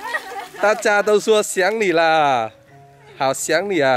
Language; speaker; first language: Chinese; non-native, learner; Vietnamese